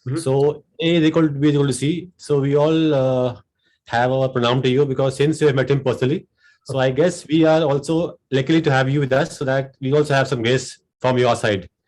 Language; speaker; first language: English; non-native, local second language; Hindi